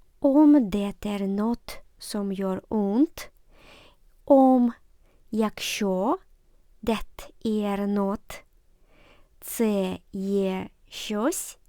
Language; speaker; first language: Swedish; non-native, fluent; Ukrainian